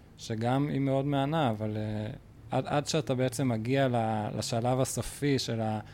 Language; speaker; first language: Hebrew; native; Hebrew